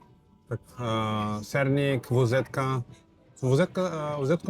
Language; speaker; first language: Polish; non-native, fluent; Portuguese